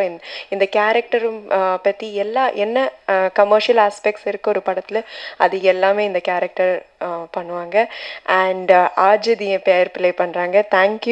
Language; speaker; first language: Tamil; non-native, learner; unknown